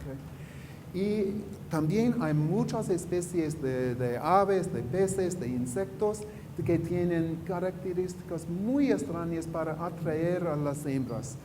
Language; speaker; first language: Spanish; non-native, fluent; English